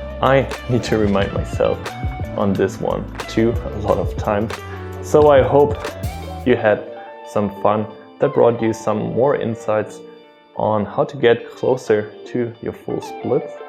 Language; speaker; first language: English; non-native, fluent; German